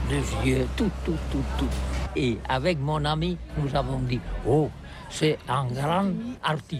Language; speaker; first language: French; non-native, learner; Catalan